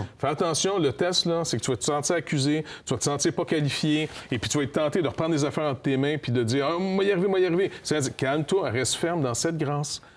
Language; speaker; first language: French; native; French